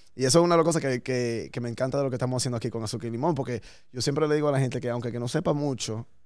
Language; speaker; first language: Spanish; early bilingual, heritage; Spanish